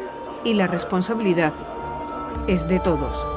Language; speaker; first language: Spanish; native; Spanish